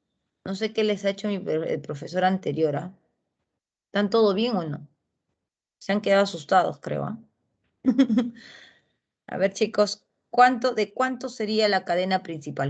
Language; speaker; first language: Spanish; native; Spanish